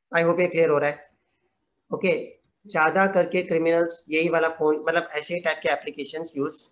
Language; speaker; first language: Hindi; non-native, local second language; Gujarati